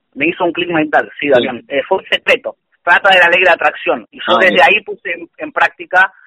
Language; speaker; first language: Spanish; native; Spanish